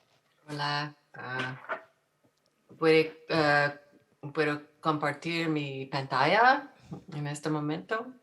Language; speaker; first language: Spanish; non-native, fluent; English